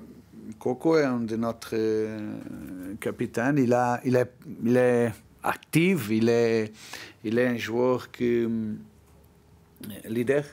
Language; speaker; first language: French; non-native, learner; Portuguese